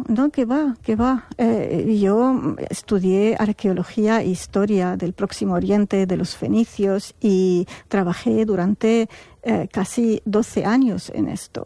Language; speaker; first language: Spanish; non-native, fluent; Arabic